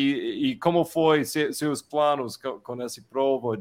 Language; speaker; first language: Portuguese; non-native, fluent; English